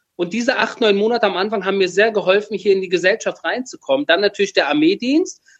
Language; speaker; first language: German; early bilingual, other home language; Persian